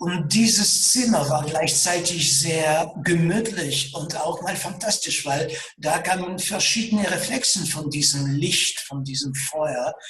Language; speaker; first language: German; non-native, fluent; Russian